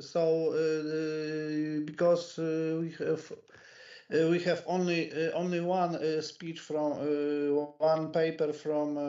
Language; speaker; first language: English; non-native, learner; Polish